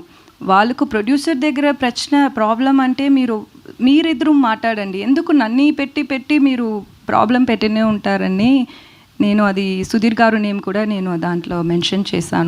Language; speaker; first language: Telugu; non-native, fluent; Tamil